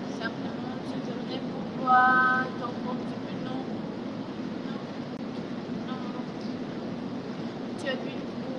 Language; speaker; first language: French; non-native, learner; Russian